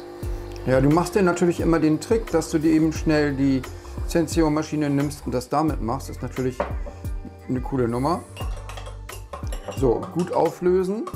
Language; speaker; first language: German; native; German